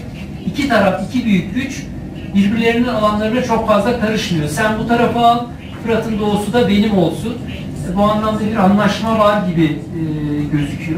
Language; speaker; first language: Turkish; native; Turkish